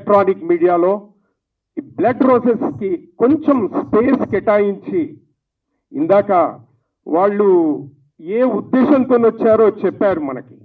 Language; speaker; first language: Telugu; native; Telugu